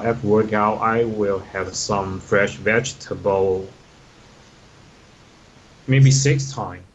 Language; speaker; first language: English; non-native, learner; Chinese